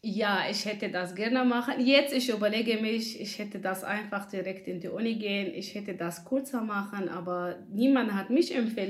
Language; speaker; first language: German; non-native, learner; Arabic